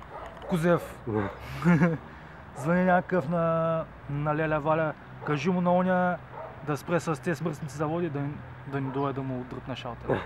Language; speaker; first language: Bulgarian; native; Bulgarian